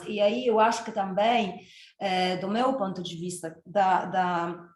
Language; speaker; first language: Portuguese; non-native, fluent; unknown